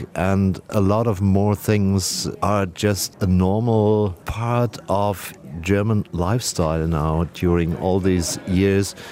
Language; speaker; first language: English; non-native, fluent; German